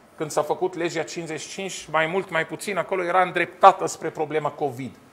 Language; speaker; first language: Romanian; non-native, fluent; Arabic